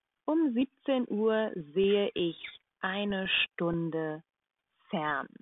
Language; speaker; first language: German; non-native, fluent; English